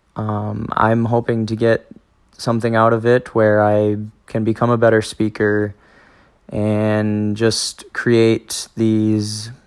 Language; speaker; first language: English; native; English